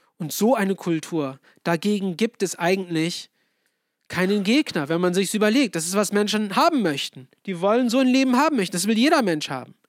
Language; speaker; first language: German; non-native, fluent; English